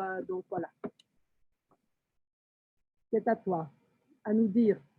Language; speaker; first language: French; non-native, learner; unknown